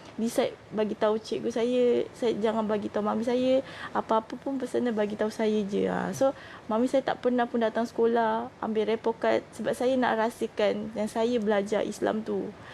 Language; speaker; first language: Malay; non-native, local second language; Chinese